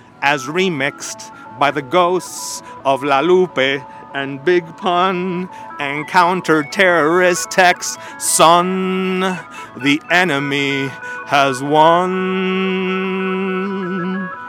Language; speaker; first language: English; early bilingual, other home language; Spanish